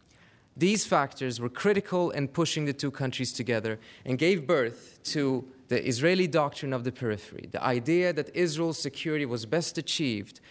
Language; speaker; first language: English; non-native, fluent; Persian